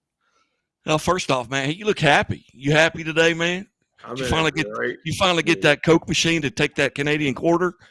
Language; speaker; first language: English; native; English